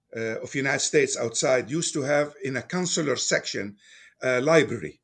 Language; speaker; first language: English; non-native, fluent; Arabic